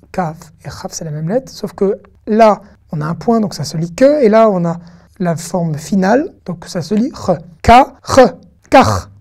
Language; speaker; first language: French; native; French